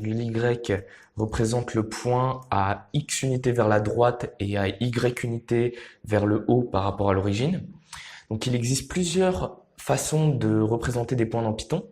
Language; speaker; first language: French; native; French